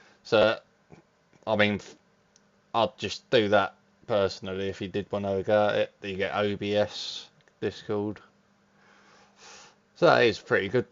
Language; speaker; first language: English; native; English